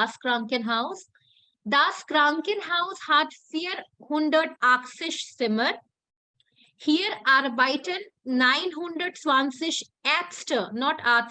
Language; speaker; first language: German; non-native, fluent; Hindi